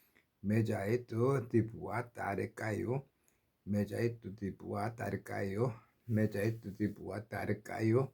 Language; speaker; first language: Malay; non-native, learner; Korean